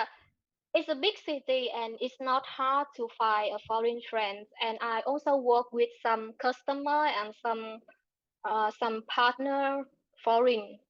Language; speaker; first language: English; non-native, learner; Vietnamese